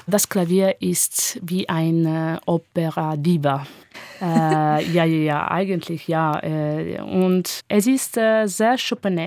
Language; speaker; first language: German; non-native, learner; Italian